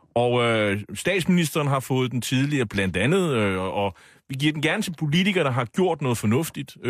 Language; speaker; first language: Danish; native; Danish